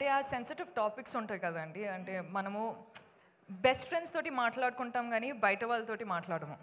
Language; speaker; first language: Telugu; non-native, fluent; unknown